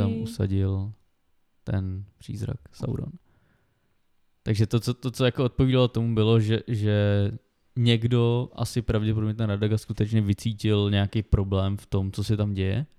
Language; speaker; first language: Czech; native; Czech